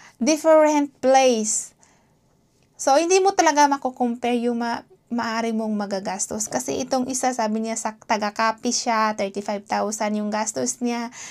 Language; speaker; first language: Filipino; non-native, local second language; Hiligaynon